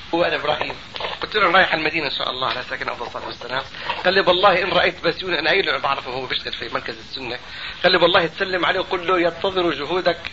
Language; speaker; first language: Arabic; native; Arabic